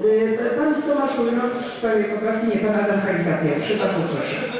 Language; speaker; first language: Polish; native; Polish